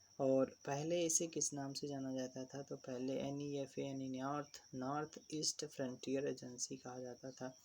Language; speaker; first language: Hindi; native; Hindi